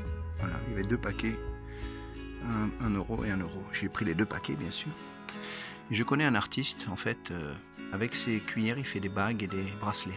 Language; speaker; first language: French; native; French